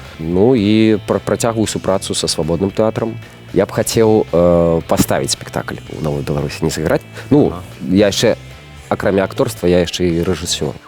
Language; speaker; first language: Belarusian; non-native, local second language; Russian